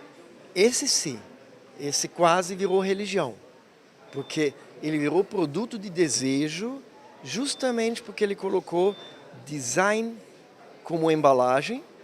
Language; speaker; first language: Portuguese; non-native, fluent; German